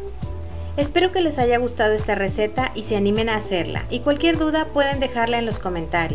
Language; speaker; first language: Spanish; native; Spanish